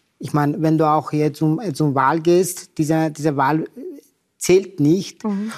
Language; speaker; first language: German; non-native, fluent; Persian